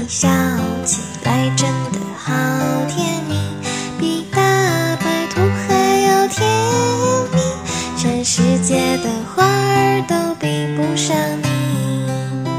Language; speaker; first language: Chinese; native; Chinese